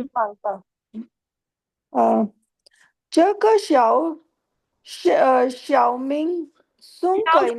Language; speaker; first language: Chinese; non-native, learner; Hindi